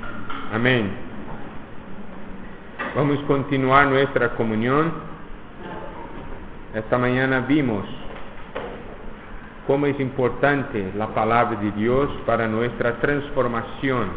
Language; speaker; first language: Spanish; non-native, fluent; Portuguese